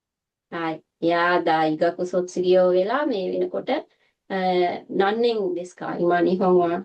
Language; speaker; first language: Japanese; non-native, fluent; Sinhala